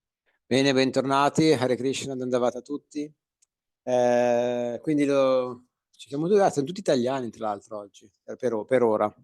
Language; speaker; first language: Italian; native; Italian